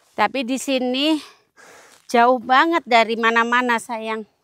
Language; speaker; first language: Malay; non-native, local second language; Javanese